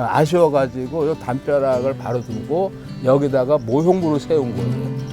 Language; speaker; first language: Korean; native; Korean